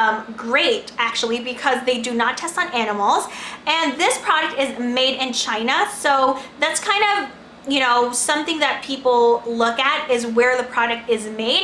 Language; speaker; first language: English; non-native, local second language; Filipino